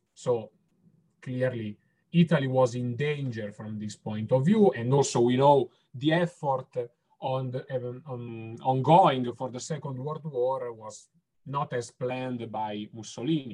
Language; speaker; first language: English; non-native, fluent; Italian